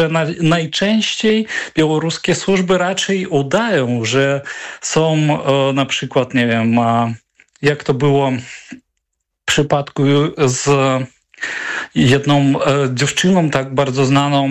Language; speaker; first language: Polish; non-native, fluent; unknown